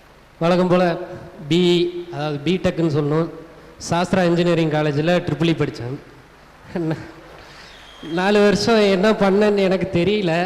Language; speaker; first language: Tamil; native; Tamil